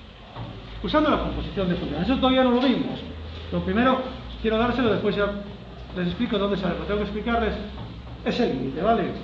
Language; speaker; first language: Spanish; native; Spanish